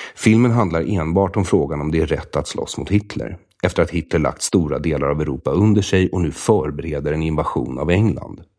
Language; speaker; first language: Swedish; native; Swedish